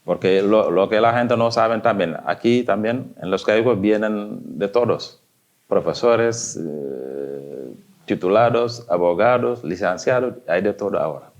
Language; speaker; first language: Spanish; non-native, fluent; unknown